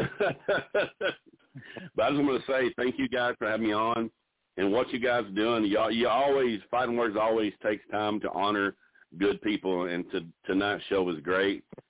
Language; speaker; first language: English; native; English